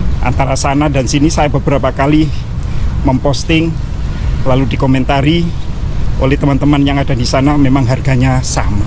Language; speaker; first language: Indonesian; native; Indonesian